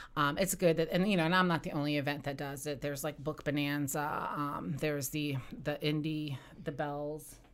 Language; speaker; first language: English; native; English